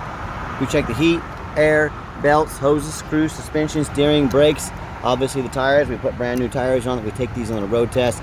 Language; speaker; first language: English; native; English